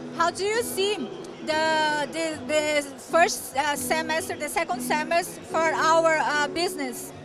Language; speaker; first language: English; non-native, learner; Portuguese